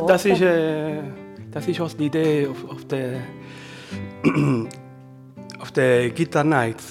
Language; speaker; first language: German; non-native, learner; Spanish